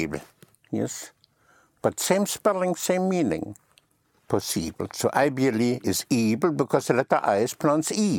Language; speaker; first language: English; non-native, fluent; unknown